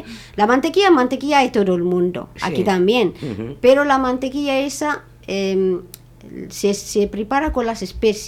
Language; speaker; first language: Spanish; non-native, learner; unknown